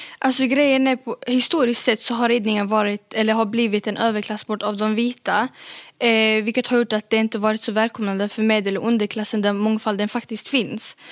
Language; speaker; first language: Swedish; early bilingual, other home language; Arabic